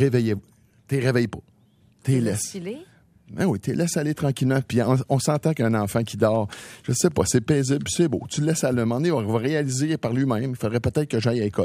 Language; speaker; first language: French; native; French